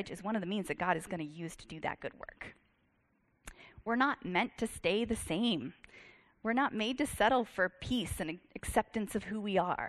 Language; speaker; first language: English; native; English